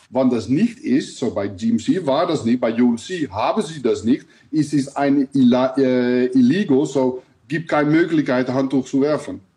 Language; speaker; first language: German; non-native, learner; Dutch